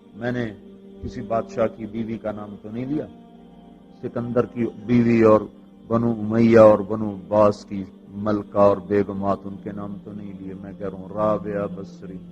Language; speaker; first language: Urdu; non-native, local second language; Punjabi